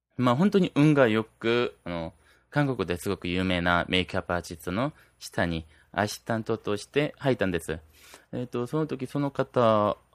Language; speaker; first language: Japanese; non-native, fluent; Korean